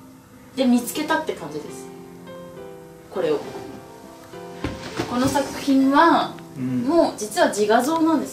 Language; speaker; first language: Japanese; native; Japanese